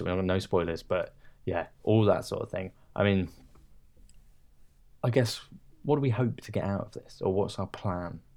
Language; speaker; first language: English; native; English